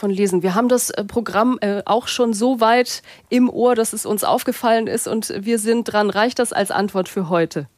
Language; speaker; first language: German; native; German